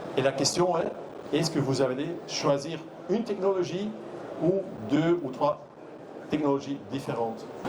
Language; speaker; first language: French; non-native, local second language; Dutch